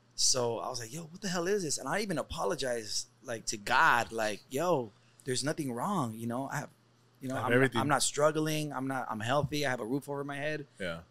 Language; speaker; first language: English; native; English